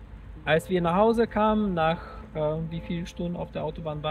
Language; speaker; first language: German; native; German